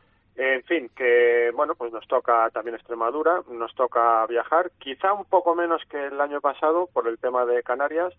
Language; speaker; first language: Spanish; native; Spanish